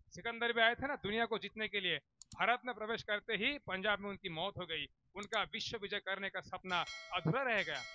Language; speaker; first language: Hindi; non-native, local second language; Bangla